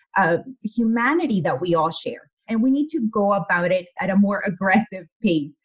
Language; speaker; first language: English; non-native, fluent; Spanish